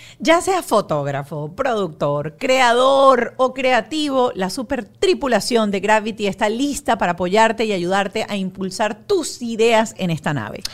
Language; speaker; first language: Spanish; native; Spanish